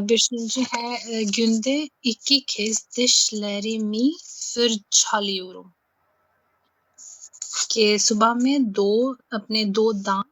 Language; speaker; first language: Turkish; non-native, learner; Urdu